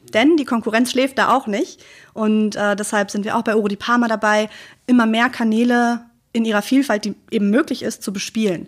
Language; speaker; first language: German; native; German